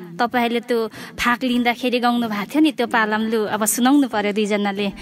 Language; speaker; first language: Nepali; non-native, local second language; Limbu